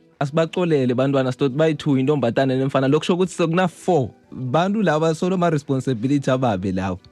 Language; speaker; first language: Zulu; non-native, local second language; Swati